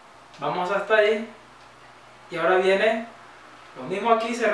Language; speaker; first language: Spanish; native; Spanish